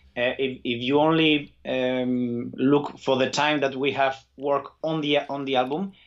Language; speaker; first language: English; early bilingual, other home language; Basque